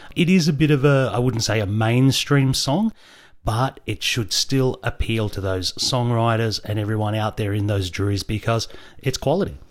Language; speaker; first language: English; native; English